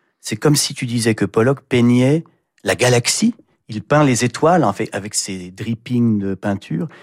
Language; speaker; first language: French; native; French